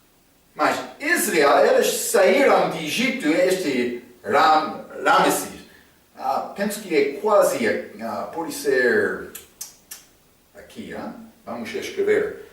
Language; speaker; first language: Portuguese; non-native, fluent; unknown